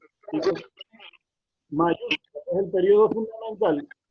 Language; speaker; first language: Spanish; native; Spanish